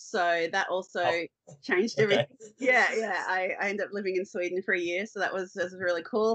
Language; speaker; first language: English; native; English